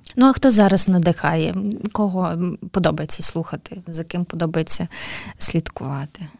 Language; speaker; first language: Ukrainian; native; Ukrainian